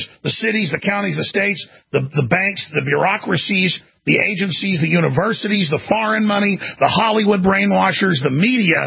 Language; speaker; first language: English; native; English